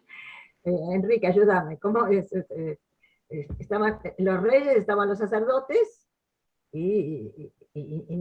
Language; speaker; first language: Spanish; native; Spanish